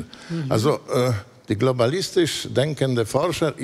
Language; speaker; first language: German; non-native, fluent; Polish